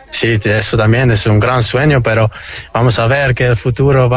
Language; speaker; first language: Spanish; early bilingual, heritage; Spanish